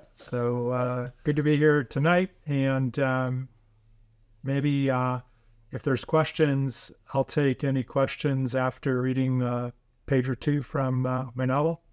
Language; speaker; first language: English; native; English